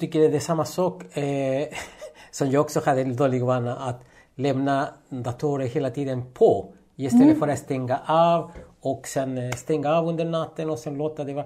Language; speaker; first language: Swedish; non-native, fluent; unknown